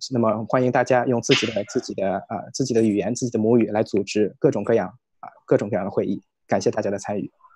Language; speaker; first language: Chinese; native; Chinese